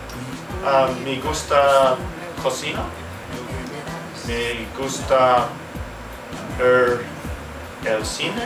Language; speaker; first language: Spanish; non-native, learner; English